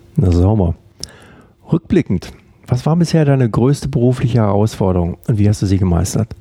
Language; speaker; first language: German; native; German